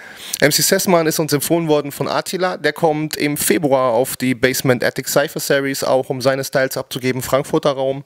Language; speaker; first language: German; native; German